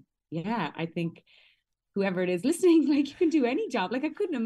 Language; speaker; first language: English; native; English